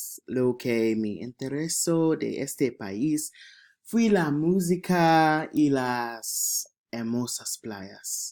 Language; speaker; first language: Spanish; non-native, learner; English